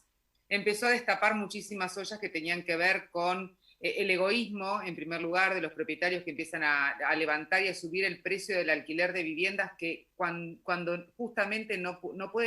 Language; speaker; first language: Spanish; native; Spanish